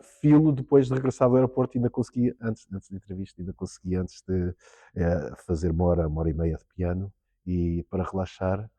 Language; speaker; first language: Portuguese; early bilingual, heritage; Portuguese